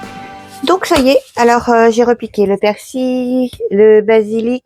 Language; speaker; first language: French; native; French